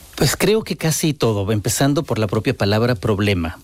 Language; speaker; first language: Spanish; native; Spanish